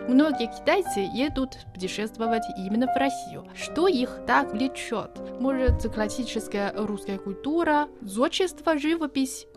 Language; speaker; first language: Russian; non-native, fluent; Chinese